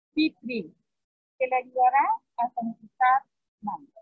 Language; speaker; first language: Spanish; native; Spanish